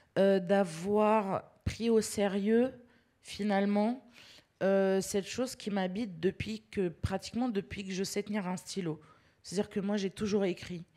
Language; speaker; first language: French; early bilingual, other home language; Arabic